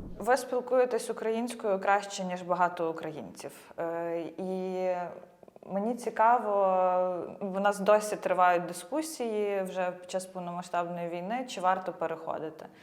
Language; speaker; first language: Ukrainian; native; Ukrainian